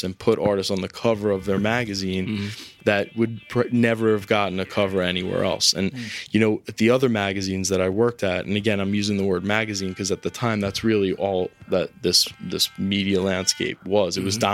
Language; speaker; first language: English; native; English